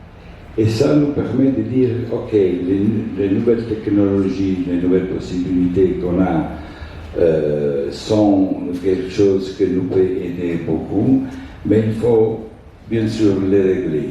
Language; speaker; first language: French; non-native, fluent; Italian